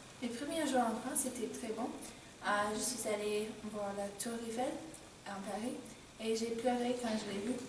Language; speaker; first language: French; non-native, learner; English